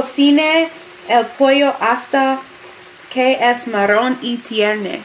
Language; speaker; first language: Spanish; non-native, learner; English